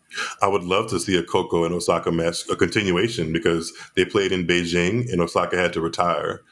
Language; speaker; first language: English; native; English